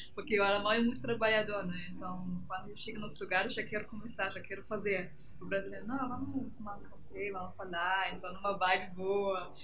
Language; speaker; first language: Portuguese; non-native, fluent; German